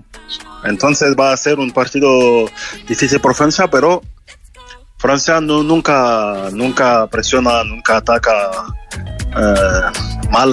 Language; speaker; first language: Spanish; non-native, fluent; French